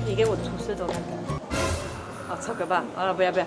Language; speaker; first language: Chinese; non-native, fluent; French